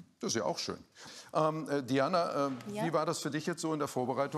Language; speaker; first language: German; native; German